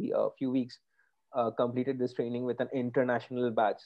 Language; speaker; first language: English; non-native, local second language; Bangla